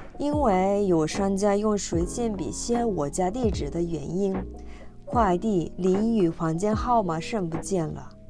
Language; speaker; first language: Chinese; non-native, fluent; Japanese